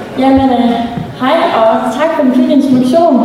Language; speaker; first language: Danish; native; Danish